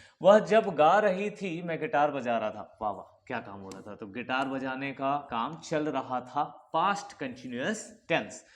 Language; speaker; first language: Hindi; native; Hindi